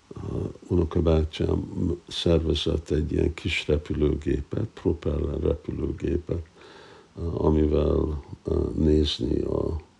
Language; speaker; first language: Hungarian; non-native, fluent; English